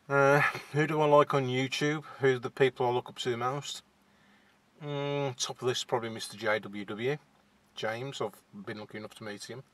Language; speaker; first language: English; native; English